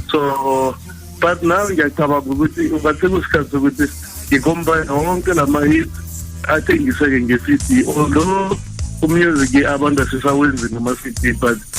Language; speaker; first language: Zulu; non-native, local second language; South Ndebele